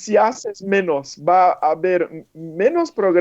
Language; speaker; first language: Spanish; non-native, fluent; Portuguese